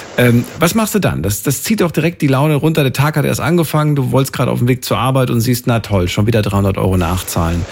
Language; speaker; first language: German; native; German